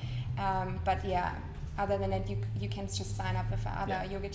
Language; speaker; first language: English; non-native, fluent; German